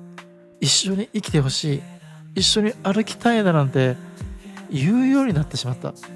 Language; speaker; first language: Japanese; native; Japanese